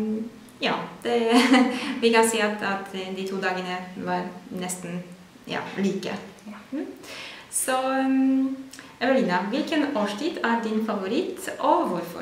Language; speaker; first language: Norwegian; non-native, fluent; Polish